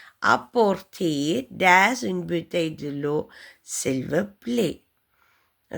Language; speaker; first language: French; non-native, learner; Tamil